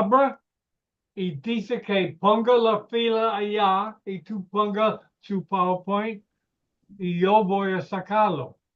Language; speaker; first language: Spanish; non-native, learner; English